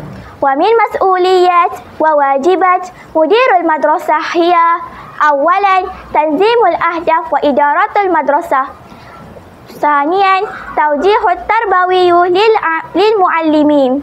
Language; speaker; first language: Arabic; non-native, learner; Malay